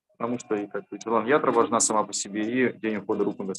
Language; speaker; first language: Russian; native; Russian